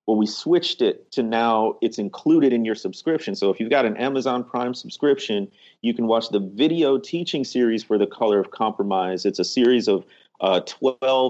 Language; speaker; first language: English; native; English